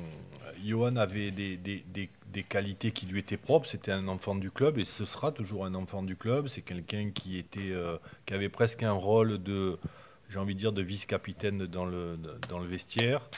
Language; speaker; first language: French; native; French